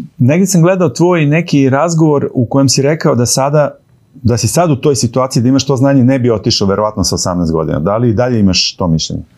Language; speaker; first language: Serbian; native; Serbian